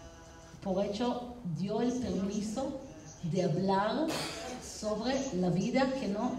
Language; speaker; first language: Spanish; non-native, fluent; Hebrew